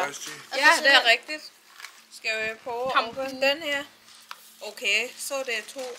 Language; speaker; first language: Danish; non-native, learner; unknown